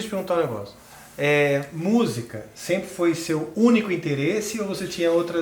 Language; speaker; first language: Portuguese; native; Portuguese